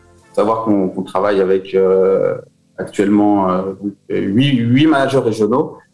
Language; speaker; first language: French; native; French